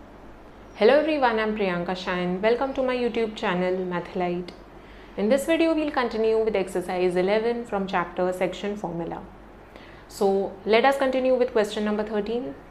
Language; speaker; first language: English; non-native, local second language; Hindi